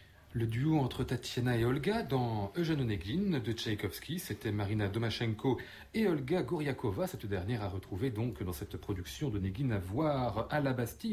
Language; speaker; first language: French; native; French